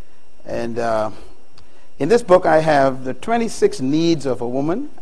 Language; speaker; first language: English; native; English